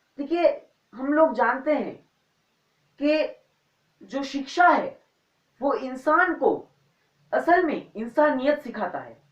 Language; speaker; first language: Hindi; non-native, local second language; Bangla